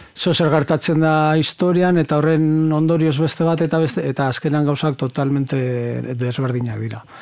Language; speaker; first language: Basque; native; Basque